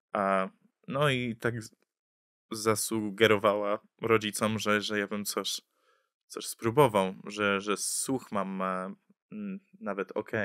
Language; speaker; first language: Polish; early bilingual, heritage; English